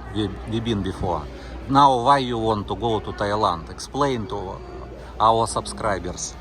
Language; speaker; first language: English; non-native, learner; Russian